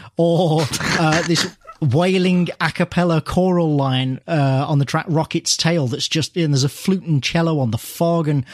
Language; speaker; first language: English; native; English